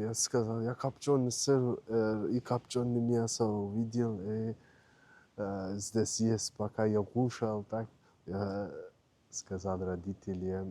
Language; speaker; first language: Russian; non-native, learner; Turkish